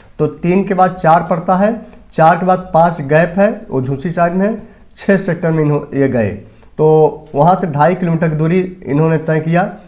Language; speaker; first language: Hindi; native; Hindi